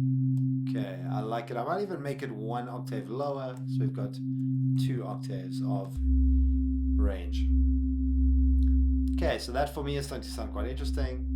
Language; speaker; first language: English; native; English